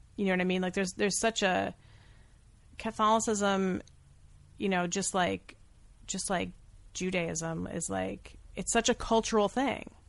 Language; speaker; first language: English; native; English